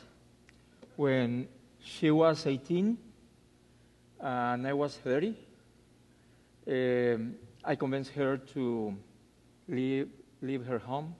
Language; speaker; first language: English; non-native, fluent; Spanish